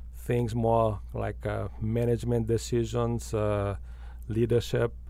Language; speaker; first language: English; non-native, fluent; Portuguese